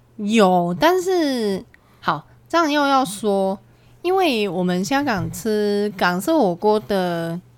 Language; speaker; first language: Chinese; non-native, local second language; Cantonese